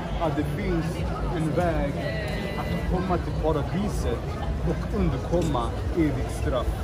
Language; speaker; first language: Swedish; non-native, fluent; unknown